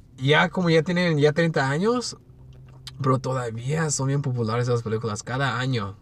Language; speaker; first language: Spanish; early bilingual, heritage; Spanish